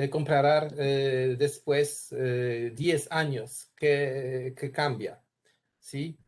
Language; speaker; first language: Spanish; non-native, learner; Polish